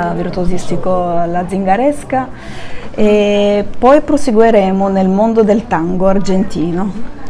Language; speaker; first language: Italian; non-native, fluent; Bulgarian